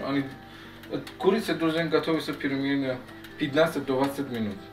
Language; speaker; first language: Russian; non-native, learner; Persian